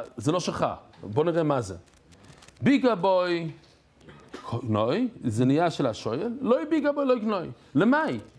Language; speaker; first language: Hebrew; non-native, fluent; English